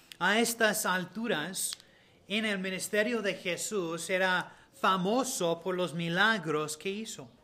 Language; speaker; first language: Spanish; non-native, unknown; English